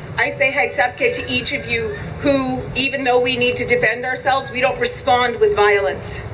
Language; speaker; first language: English; native; English